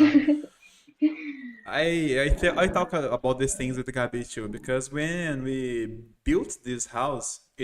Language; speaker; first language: English; non-native, fluent; Portuguese